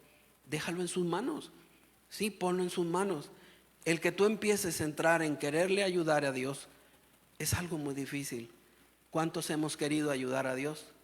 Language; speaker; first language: Spanish; native; Spanish